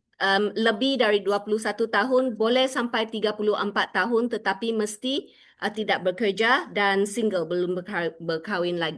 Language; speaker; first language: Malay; non-native, local second language; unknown